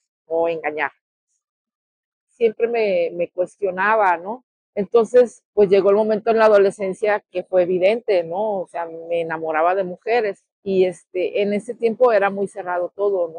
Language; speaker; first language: Spanish; native; Spanish